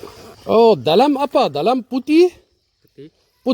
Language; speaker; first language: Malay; non-native, learner; German